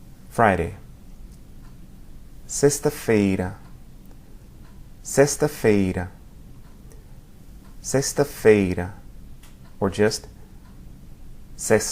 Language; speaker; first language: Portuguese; non-native, fluent; English